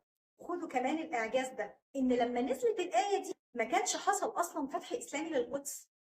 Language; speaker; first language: Arabic; native; Arabic